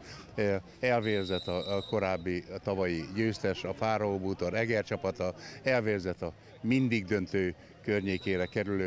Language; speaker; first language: Hungarian; native; Hungarian